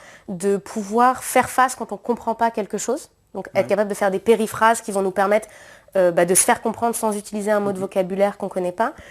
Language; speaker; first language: French; native; French